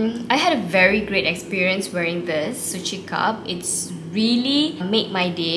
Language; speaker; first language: English; non-native, local second language; Malay